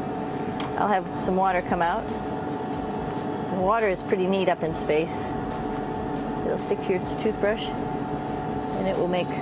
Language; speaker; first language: English; native; English